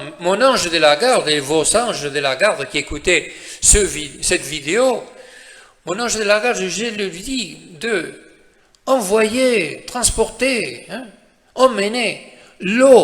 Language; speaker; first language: French; non-native, fluent; Spanish